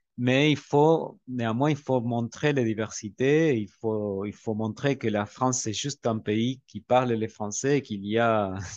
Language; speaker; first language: French; non-native, fluent; Spanish